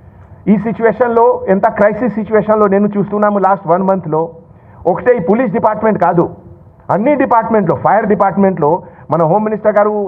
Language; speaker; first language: Telugu; non-native, local second language; Hindi